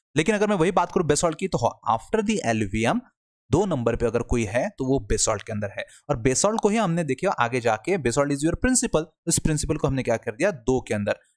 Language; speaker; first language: Hindi; non-native, local second language; Marathi